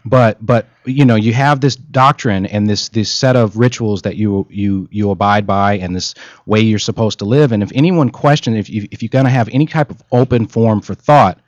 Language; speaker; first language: English; native; English